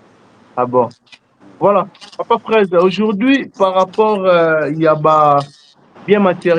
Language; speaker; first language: French; non-native, local second language; Lingala